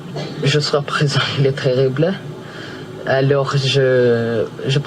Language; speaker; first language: French; non-native, learner; Filipino